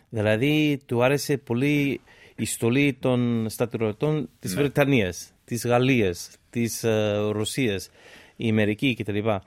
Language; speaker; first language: Greek; non-native, fluent; English